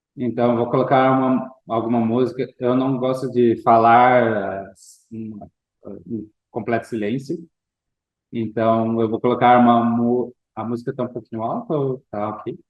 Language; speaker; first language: Portuguese; non-native, fluent; English